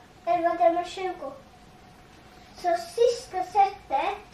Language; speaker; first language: Swedish; non-native, learner; Tigrinya